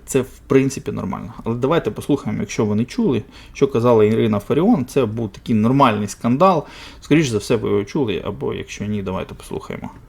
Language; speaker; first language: Ukrainian; non-native, local second language; Russian